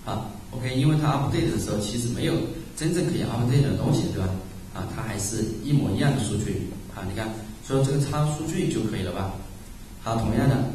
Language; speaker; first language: Chinese; native; Chinese